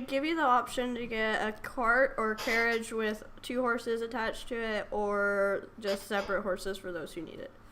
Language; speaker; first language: English; native; English